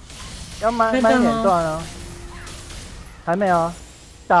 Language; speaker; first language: Chinese; native; Chinese